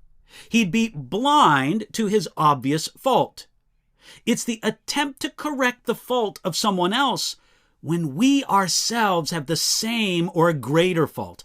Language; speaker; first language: English; native; English